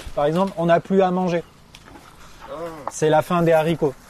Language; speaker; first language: French; native; French